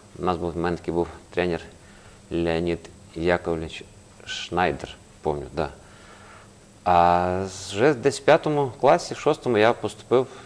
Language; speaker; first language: Ukrainian; native; Ukrainian